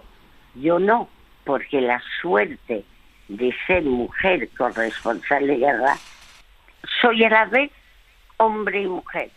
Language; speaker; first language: Spanish; early bilingual, other home language; French